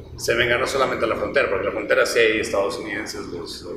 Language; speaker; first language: Spanish; native; Spanish